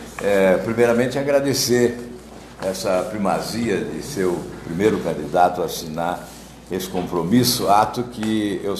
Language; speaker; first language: Portuguese; native; Portuguese